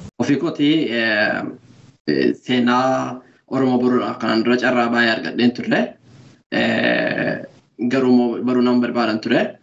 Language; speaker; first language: Oromo; early bilingual, other home language; Norwegian